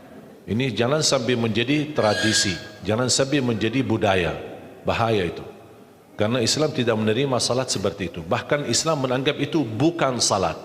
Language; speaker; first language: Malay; non-native, fluent; Arabic